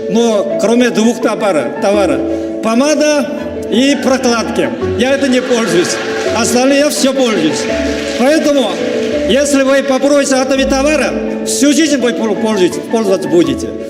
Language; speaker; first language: Russian; non-native, learner; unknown